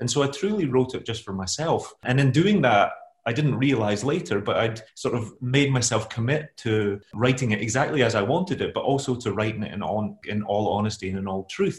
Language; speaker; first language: English; native; English